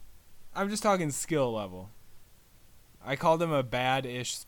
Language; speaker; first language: English; native; English